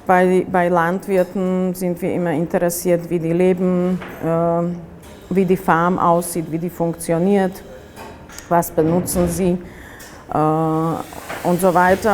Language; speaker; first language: German; non-native, fluent; Slovak